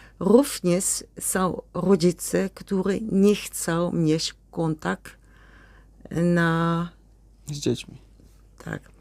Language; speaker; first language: Polish; non-native, learner; Dutch